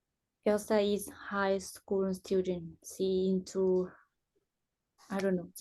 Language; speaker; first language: English; non-native, learner; Vietnamese